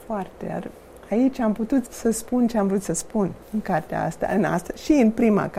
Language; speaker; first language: Romanian; non-native, fluent; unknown